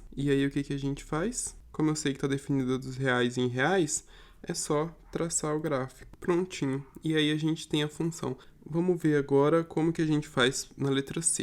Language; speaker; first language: Portuguese; native; Portuguese